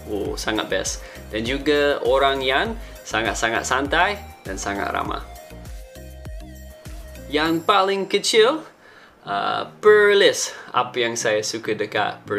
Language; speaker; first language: Indonesian; non-native, fluent; English